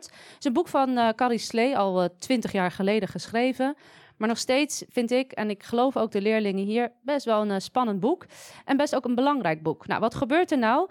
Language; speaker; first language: Dutch; native; Dutch